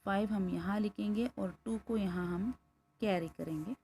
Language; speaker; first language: Hindi; non-native, local second language; Kannada